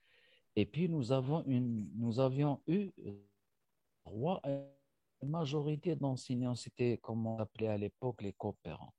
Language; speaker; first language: French; non-native, local second language; Arabic